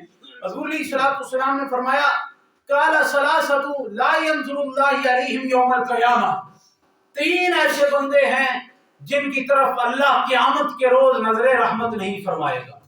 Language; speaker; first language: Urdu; native; Urdu